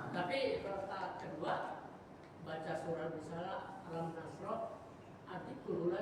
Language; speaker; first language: Indonesian; native; Indonesian